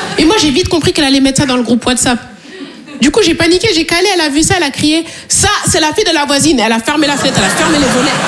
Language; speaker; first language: French; native; French